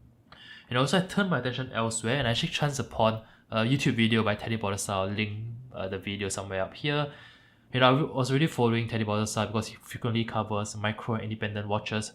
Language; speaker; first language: English; native; English